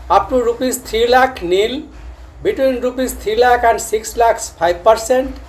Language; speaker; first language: English; non-native, local second language; Bangla